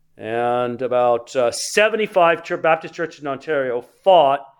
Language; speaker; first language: English; native; English